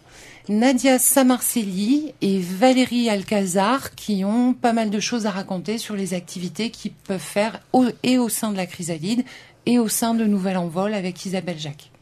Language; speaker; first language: French; native; French